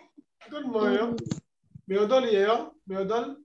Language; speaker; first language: Korean; non-native, fluent; Bangla